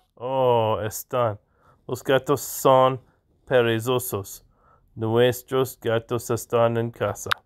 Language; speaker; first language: Spanish; non-native, learner; English